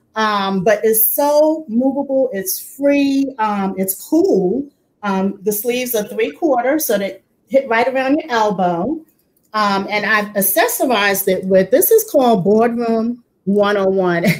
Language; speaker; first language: English; native; English